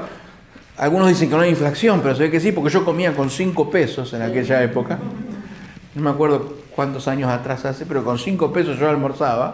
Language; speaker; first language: Spanish; native; Spanish